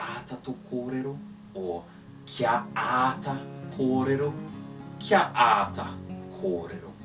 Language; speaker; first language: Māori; non-native, learner; English